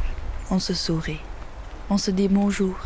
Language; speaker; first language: French; non-native, fluent; English